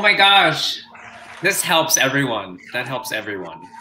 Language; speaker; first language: English; native; English